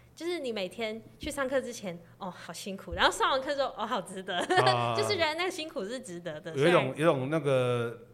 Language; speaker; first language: Chinese; non-native, local second language; Cantonese